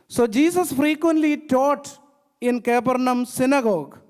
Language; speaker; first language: English; non-native, local second language; Malayalam